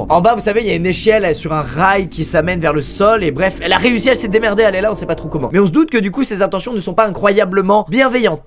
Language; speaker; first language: French; native; French